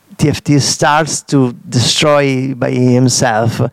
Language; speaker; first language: English; non-native, fluent; Italian